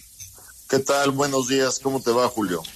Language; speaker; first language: Spanish; native; Spanish